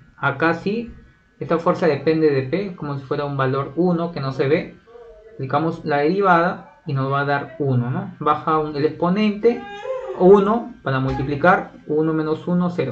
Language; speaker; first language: Spanish; native; Spanish